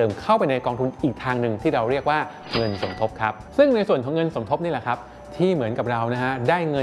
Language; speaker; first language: Thai; native; Thai